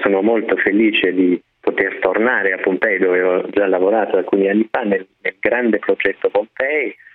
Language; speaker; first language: Italian; non-native, fluent; German